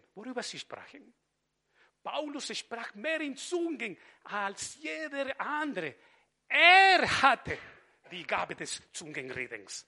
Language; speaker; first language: German; non-native, fluent; Spanish